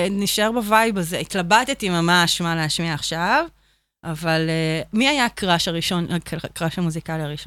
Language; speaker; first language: Hebrew; native; Hebrew